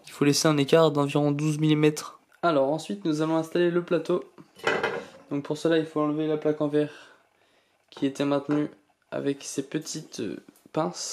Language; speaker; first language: French; native; French